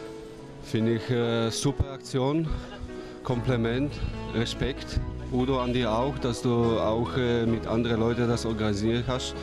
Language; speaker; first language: German; non-native, learner; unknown